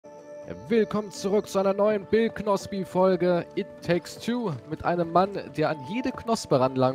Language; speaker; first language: German; native; German